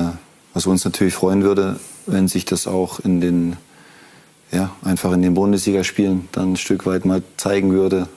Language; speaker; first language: German; native; German